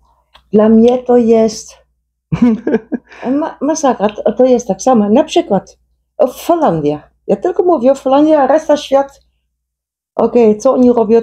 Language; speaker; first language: Polish; non-native, learner; Dutch